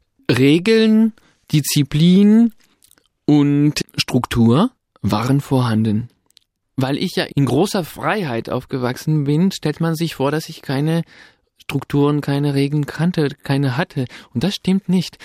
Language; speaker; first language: German; non-native, fluent; French